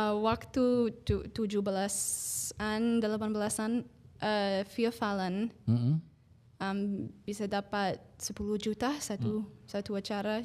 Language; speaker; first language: Indonesian; non-native, fluent; English